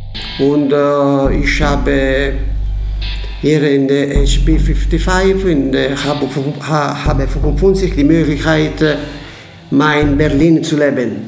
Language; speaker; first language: German; non-native, learner; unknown